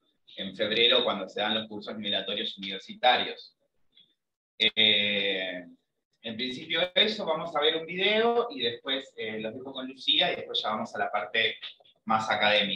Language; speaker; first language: Spanish; native; Spanish